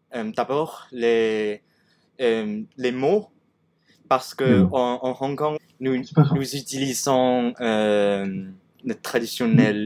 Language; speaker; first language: French; non-native, learner; Cantonese